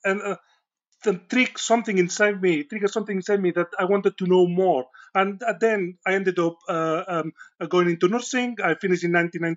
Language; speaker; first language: English; non-native, fluent; Spanish